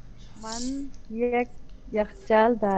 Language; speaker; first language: Persian; non-native, learner; Urdu